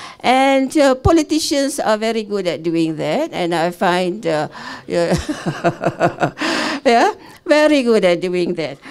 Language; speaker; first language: English; non-native, local second language; Malay